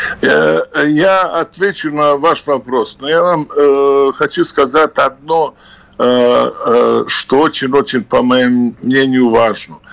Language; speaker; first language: Russian; non-native, fluent; Serbian